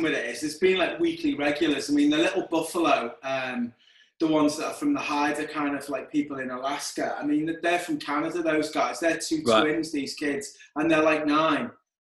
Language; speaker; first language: English; native; English